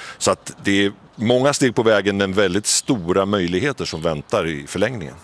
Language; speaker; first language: Swedish; native; Swedish